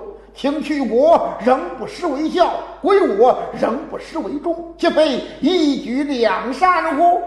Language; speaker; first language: Chinese; native; Chinese